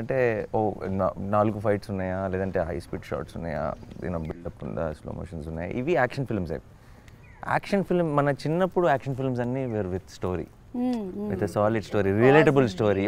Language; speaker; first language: Telugu; native; Telugu